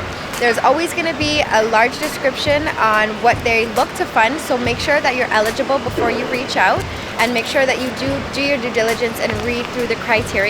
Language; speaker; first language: English; native; English